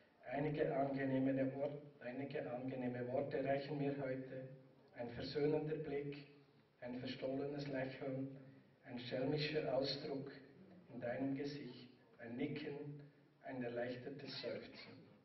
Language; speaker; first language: German; native; German